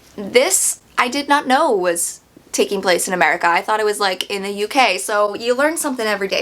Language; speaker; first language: English; native; English